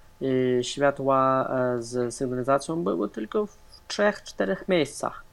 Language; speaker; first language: Polish; non-native, fluent; Russian